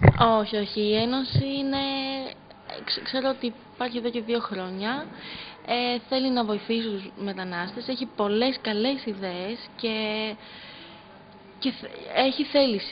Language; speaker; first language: Greek; early bilingual, other home language; Bulgarian